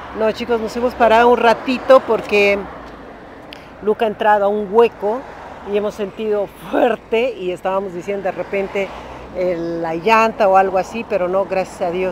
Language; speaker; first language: Spanish; native; Spanish